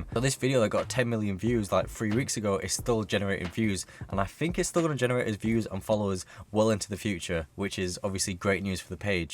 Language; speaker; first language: English; native; English